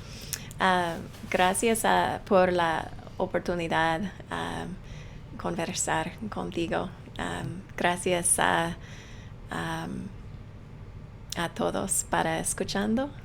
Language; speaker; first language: Spanish; non-native, learner; English